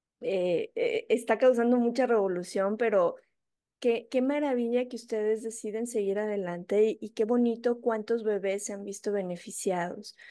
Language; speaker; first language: Spanish; native; Spanish